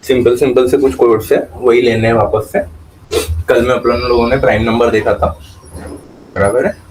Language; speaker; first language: Hindi; non-native, local second language; Marathi